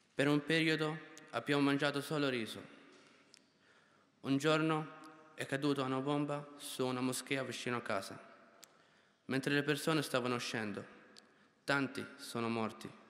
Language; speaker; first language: Italian; non-native, fluent; Arabic